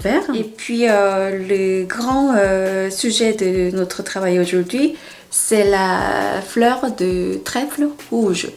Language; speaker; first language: French; non-native, fluent; Korean